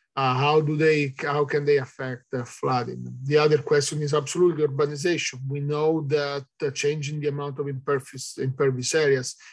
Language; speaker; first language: English; non-native, fluent; Italian